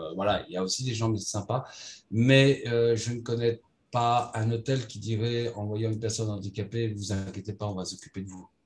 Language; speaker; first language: French; native; French